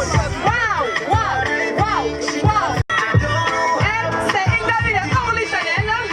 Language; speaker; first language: French; non-native, local second language; Rundi